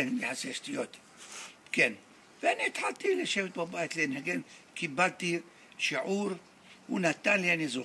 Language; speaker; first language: Hebrew; non-native, fluent; Arabic